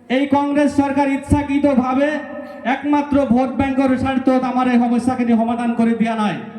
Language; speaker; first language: Assamese; non-native, local second language; Bangla